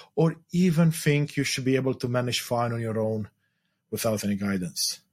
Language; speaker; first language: English; non-native, fluent; Romanian